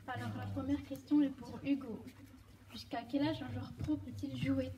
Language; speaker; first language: French; native; French